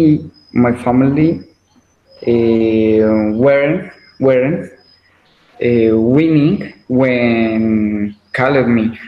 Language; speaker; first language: English; non-native, learner; Spanish